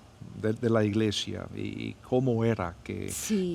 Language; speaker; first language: Spanish; non-native, fluent; English